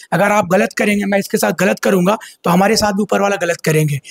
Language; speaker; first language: Hindi; non-native, local second language; Bangla